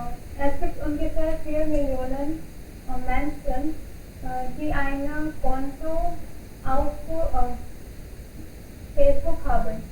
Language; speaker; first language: German; non-native, learner; Hindi